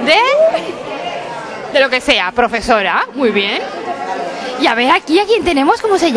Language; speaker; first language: Spanish; native; Spanish